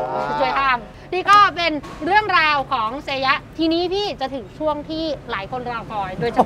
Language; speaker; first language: Thai; native; Thai